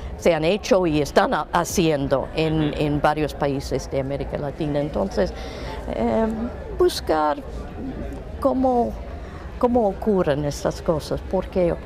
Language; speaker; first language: Spanish; non-native, fluent; English